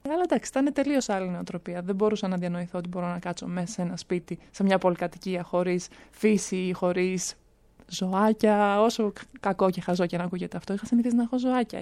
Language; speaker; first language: Greek; early bilingual, other home language; Romanian